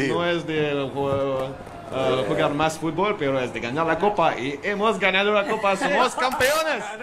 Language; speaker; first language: Spanish; non-native, learner; French